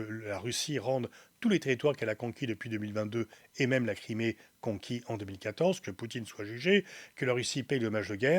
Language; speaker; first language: French; native; French